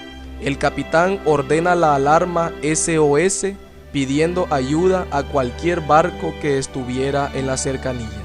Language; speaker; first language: Spanish; native; Spanish